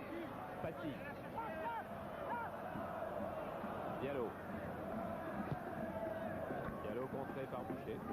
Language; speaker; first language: French; native; French